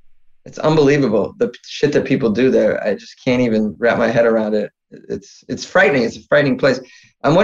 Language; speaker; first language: English; native; English